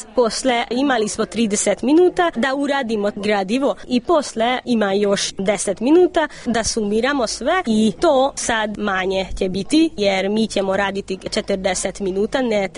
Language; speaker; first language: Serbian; non-native, local second language; Hungarian